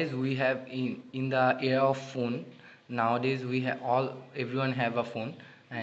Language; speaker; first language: English; non-native, learner; Bangla